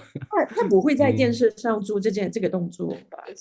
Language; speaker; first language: Chinese; non-native, fluent; Spanish